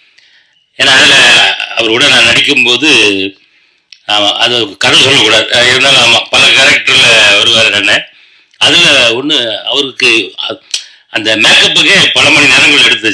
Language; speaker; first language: Tamil; native; Tamil